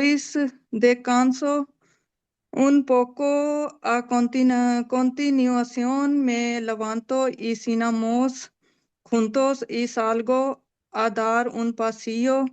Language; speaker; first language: Spanish; non-native, learner; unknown